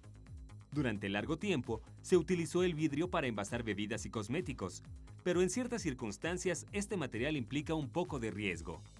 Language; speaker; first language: Spanish; native; Spanish